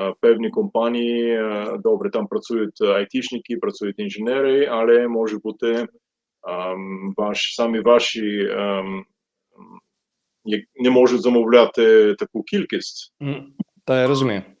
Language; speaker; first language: Ukrainian; non-native, fluent; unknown